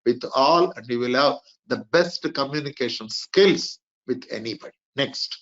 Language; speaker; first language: English; non-native, local second language; Telugu